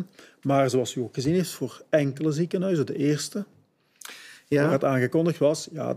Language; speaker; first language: Dutch; native; Dutch